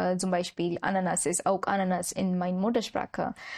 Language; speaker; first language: German; non-native, learner; Marathi